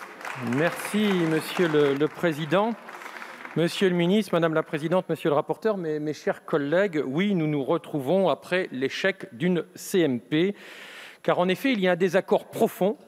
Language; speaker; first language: French; native; French